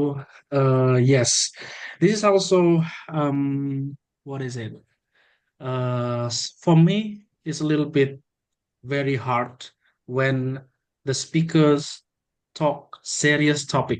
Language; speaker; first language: English; non-native, learner; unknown